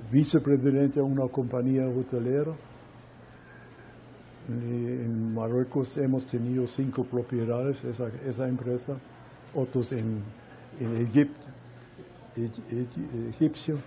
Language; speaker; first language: Spanish; non-native, fluent; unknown